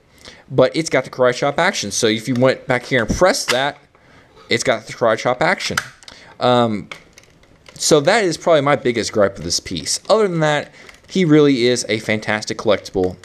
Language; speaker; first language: English; native; English